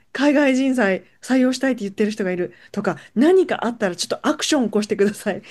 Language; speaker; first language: Japanese; native; Japanese